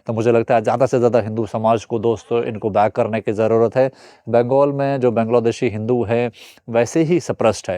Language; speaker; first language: Hindi; native; Hindi